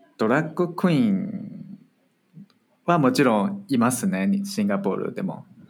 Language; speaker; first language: Japanese; non-native, fluent; Chinese